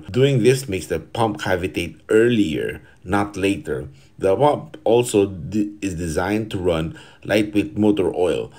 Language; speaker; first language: English; non-native, fluent; Portuguese